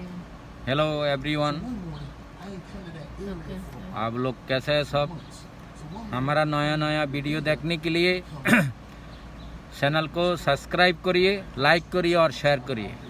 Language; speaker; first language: Hindi; non-native, local second language; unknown